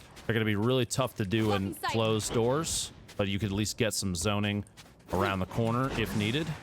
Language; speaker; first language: English; native; English